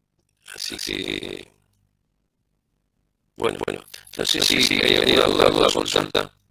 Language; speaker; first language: Spanish; native; Spanish